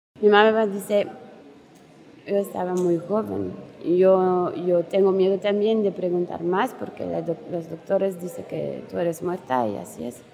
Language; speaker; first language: Spanish; non-native, learner; French